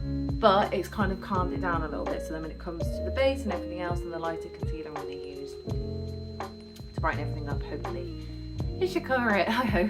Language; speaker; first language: English; native; English